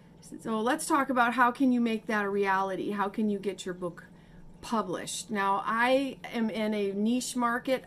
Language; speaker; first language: English; native; English